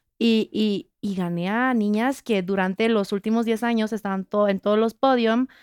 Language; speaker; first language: Spanish; non-native, fluent; French